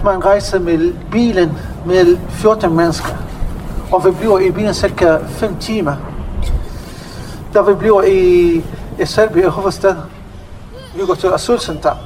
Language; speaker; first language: Danish; non-native, learner; Arabic